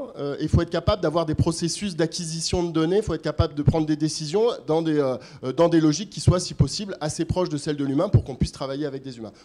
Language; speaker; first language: French; native; French